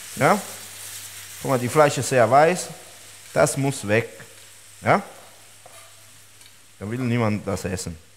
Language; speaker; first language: German; non-native, learner; Italian